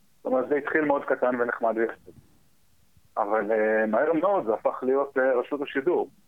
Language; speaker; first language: Hebrew; early bilingual, heritage; Hebrew